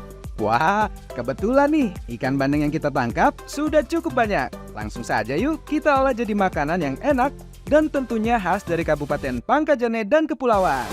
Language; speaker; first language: Indonesian; native; Indonesian